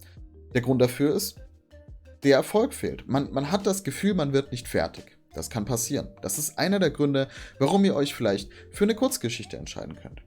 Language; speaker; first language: German; native; German